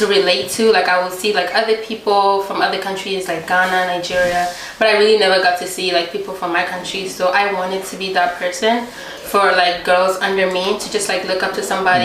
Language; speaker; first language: English; early bilingual, other home language; Rundi